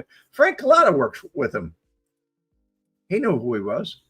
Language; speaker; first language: English; native; English